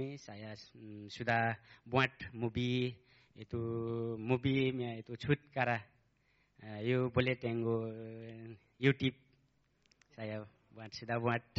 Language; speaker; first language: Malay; non-native, learner; Nepali